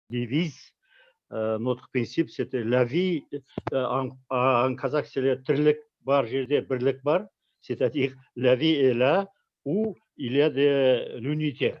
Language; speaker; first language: French; non-native, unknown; Kazakh